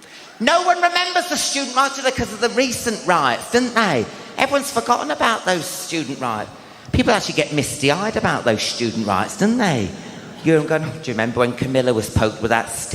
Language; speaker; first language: English; native; English